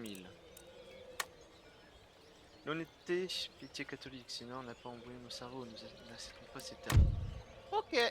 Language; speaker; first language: French; native; French